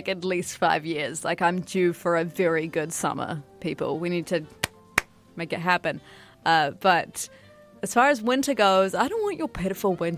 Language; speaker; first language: English; native; English